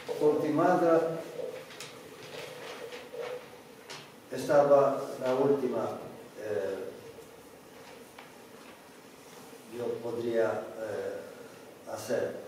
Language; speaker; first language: Spanish; non-native, learner; Greek